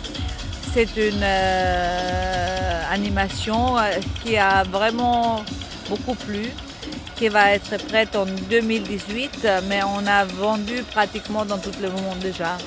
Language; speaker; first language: French; non-native, fluent; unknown